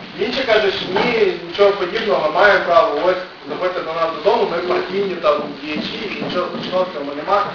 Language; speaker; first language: Ukrainian; native; Ukrainian